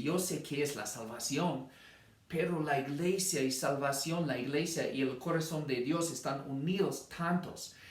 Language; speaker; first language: Spanish; non-native, fluent; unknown